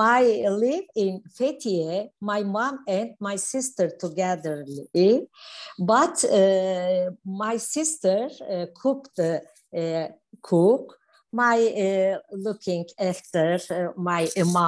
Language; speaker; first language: English; non-native, learner; Turkish